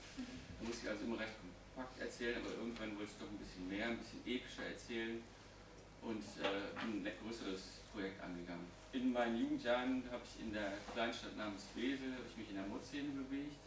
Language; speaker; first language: German; native; German